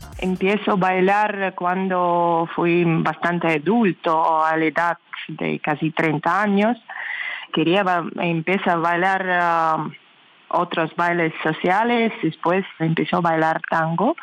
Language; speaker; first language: Spanish; non-native, learner; Russian